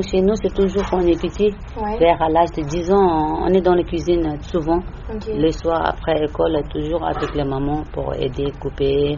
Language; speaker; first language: French; non-native, learner; Tibetan